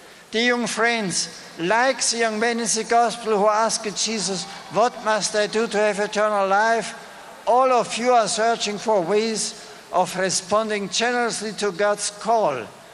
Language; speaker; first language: English; non-native, fluent; German